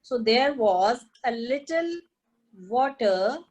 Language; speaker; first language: English; non-native, local second language; Punjabi